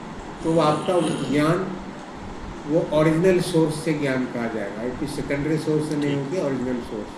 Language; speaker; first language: Hindi; native; Hindi